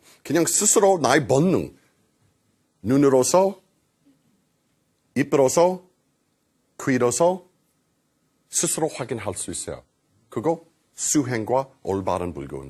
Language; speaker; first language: Korean; non-native, fluent; English